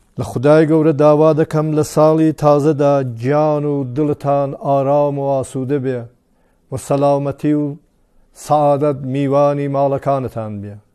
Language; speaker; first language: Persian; non-native, local second language; Azerbaijani